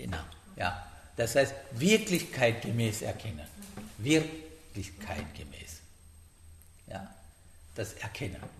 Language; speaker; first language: German; non-native, learner; Sinhala